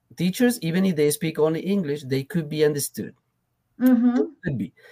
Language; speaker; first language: English; non-native, fluent; Spanish